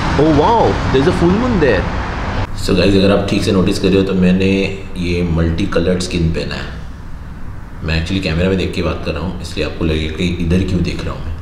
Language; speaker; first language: Hindi; native; Hindi